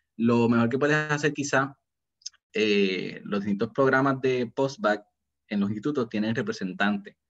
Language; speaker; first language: Spanish; native; Spanish